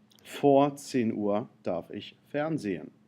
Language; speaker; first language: German; non-native, fluent; English